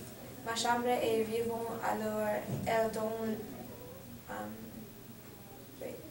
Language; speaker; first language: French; non-native, learner; English